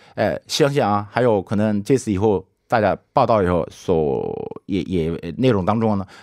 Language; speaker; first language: Chinese; non-native, fluent; Korean